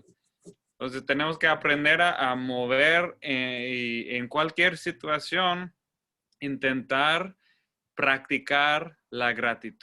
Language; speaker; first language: Spanish; non-native, fluent; English